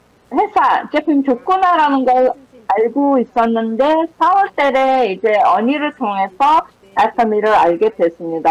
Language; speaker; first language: Korean; non-native, fluent; Mongolian